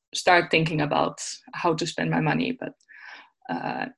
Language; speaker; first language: English; non-native, fluent; Dutch